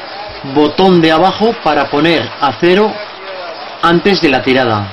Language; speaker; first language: Spanish; native; Spanish